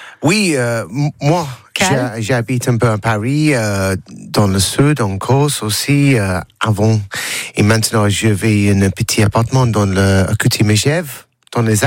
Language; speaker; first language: French; non-native, learner; English